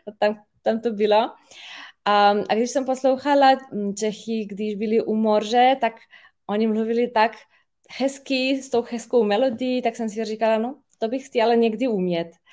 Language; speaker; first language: Czech; non-native, fluent; Slovenian